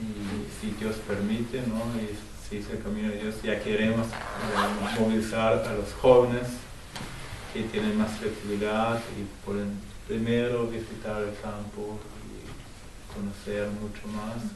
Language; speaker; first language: Spanish; non-native, fluent; German